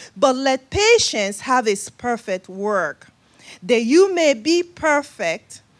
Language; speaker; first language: English; non-native, local second language; Igbo